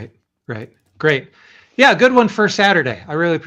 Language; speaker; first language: English; native; English